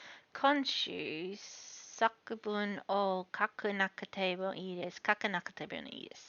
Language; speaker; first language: Japanese; non-native, learner; English